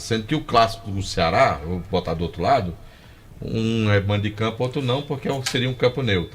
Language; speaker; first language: Portuguese; native; Portuguese